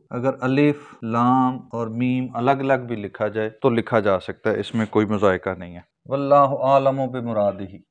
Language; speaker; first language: Urdu; native; Urdu